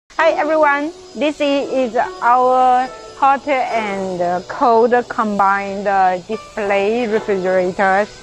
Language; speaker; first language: English; non-native, learner; Chinese